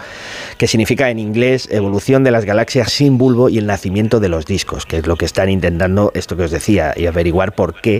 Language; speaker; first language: Spanish; native; Spanish